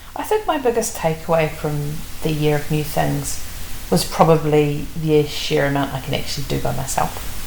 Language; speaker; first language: English; native; English